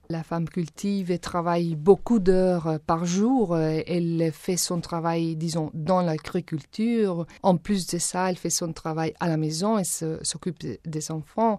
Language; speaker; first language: French; non-native, fluent; Spanish